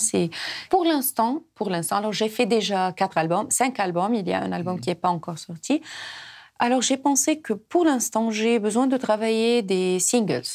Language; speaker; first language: French; non-native, fluent; Arabic